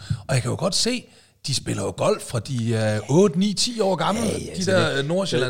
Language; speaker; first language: Danish; native; Danish